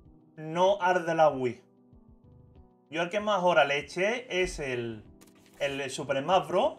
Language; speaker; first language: Spanish; native; Spanish